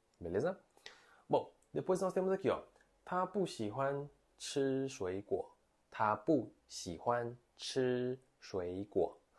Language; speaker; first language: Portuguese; non-native, fluent; Chinese